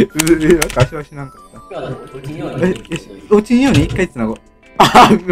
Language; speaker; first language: Japanese; native; Japanese